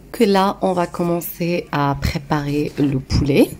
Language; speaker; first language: French; non-native, local second language; Arabic